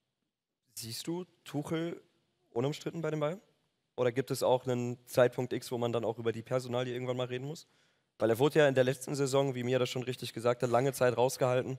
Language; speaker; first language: German; native; German